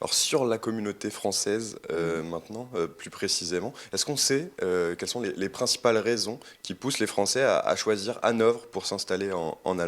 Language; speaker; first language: French; native; French